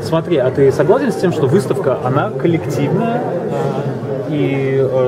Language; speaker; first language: Russian; native; Russian